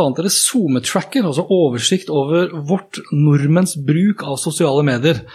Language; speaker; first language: Norwegian; native; Norwegian